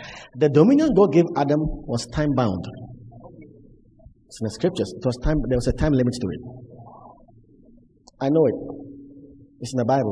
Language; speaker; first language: English; non-native, local second language; Akan